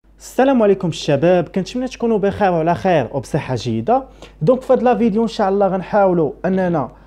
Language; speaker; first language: Arabic; native; Arabic